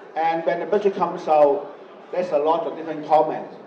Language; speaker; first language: English; non-native, learner; Chinese